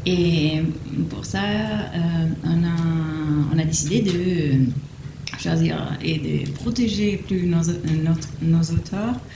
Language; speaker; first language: French; non-native, fluent; Italian